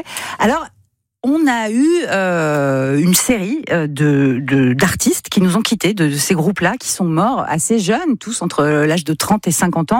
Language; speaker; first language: French; native; French